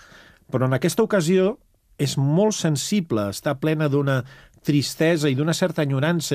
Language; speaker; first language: Catalan; native; Catalan